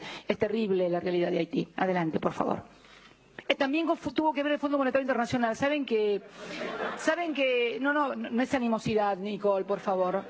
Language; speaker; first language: Spanish; native; Spanish